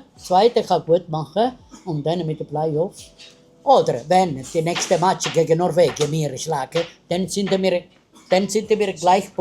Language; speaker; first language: German; non-native, learner; Italian